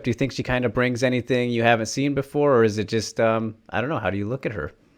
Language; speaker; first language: English; native; English